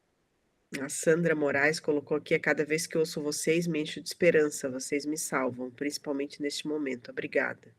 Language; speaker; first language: Portuguese; native; Portuguese